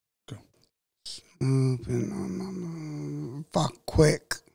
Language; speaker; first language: English; early bilingual, other home language; Spanish